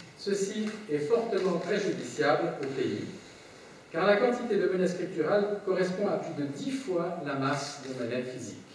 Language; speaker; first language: French; native; French